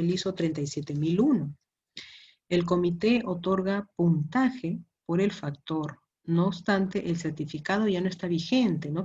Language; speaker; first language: Spanish; native; Spanish